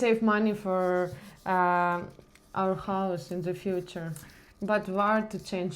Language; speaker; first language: English; non-native, learner; Ukrainian